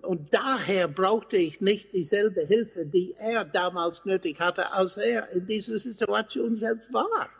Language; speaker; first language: German; non-native, fluent; English